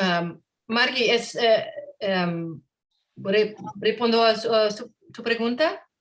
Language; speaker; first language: Spanish; non-native, learner; English